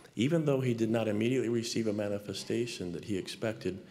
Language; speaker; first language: English; native; English